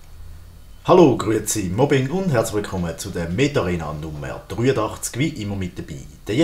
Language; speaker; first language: German; native; German